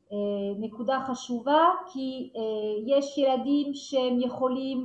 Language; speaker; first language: Hebrew; non-native, fluent; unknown